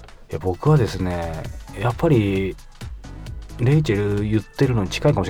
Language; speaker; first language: Japanese; native; Japanese